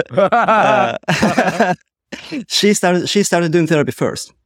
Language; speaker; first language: English; non-native, fluent; Russian